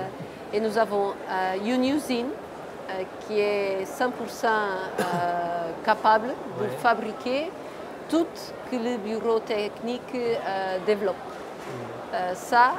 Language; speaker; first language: French; non-native, fluent; Portuguese